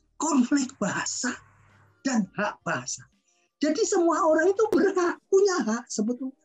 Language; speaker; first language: Indonesian; non-native, local second language; Javanese